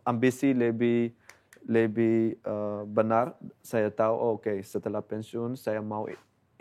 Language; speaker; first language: Indonesian; non-native, fluent; Dutch